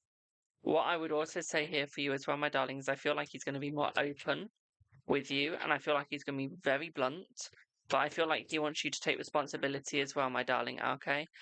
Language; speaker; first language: English; native; English